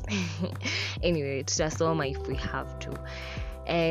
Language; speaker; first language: English; non-native, local second language; Swahili